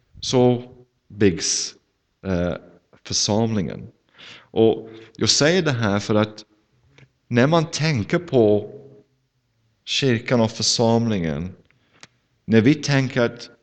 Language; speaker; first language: Swedish; non-native, fluent; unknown